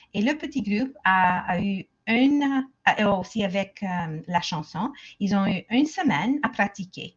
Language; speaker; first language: French; non-native, local second language; English